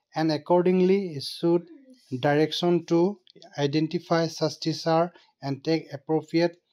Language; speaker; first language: English; non-native, local second language; Assamese